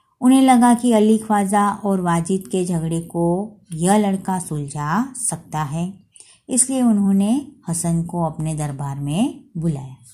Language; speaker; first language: Hindi; non-native, local second language; Gujarati